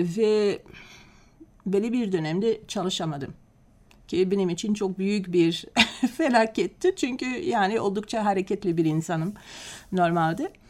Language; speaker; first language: Turkish; non-native, fluent; Dutch